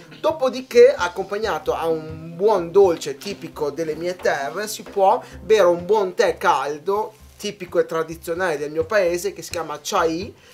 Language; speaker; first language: Italian; non-native, fluent; Persian